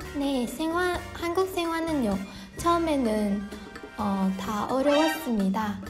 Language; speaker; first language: Korean; non-native, fluent; Vietnamese